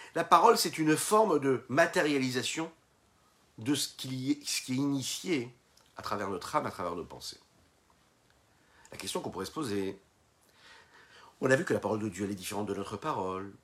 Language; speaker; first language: French; native; French